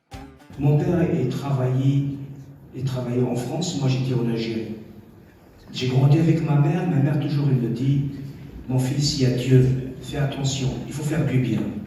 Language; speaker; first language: French; non-native, local second language; Kabyle